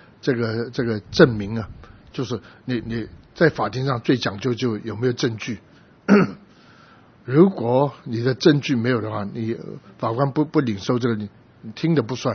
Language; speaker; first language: Chinese; native; Chinese